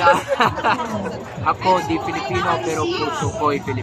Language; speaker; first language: Filipino; non-native, learner; Arabic